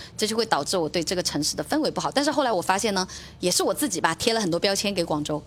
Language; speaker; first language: Chinese; native; Chinese